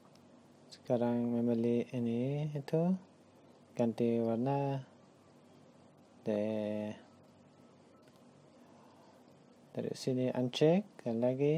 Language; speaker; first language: Indonesian; non-native, learner; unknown